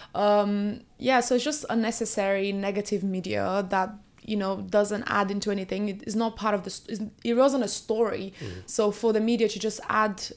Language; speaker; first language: English; early bilingual, other home language; Portuguese